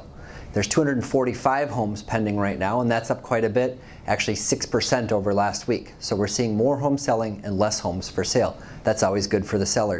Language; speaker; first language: English; native; English